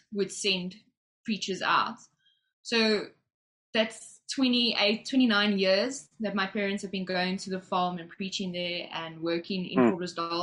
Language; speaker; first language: English; native; English